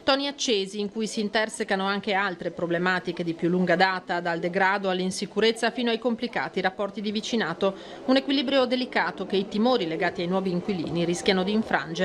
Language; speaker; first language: Italian; native; Italian